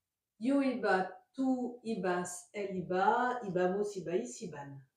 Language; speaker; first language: Spanish; non-native, learner; French